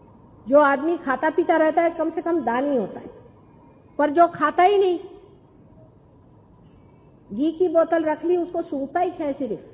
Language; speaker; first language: Hindi; non-native, local second language; Marathi